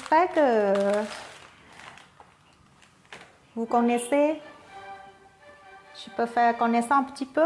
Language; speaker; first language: French; non-native, fluent; Thai